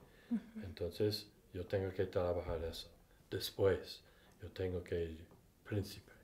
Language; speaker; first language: Spanish; non-native, fluent; English